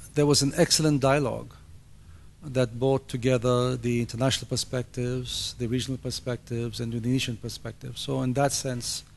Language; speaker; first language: English; non-native, fluent; Arabic